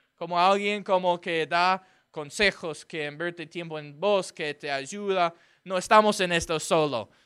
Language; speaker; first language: Spanish; non-native, fluent; English